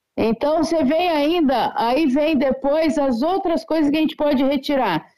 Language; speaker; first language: Portuguese; native; Portuguese